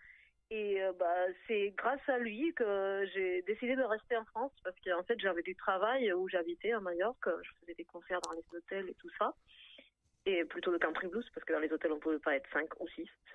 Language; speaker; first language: French; native; French